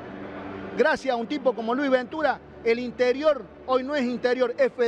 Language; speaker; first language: Spanish; native; Spanish